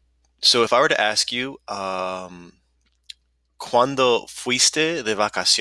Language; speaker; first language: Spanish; non-native, fluent; English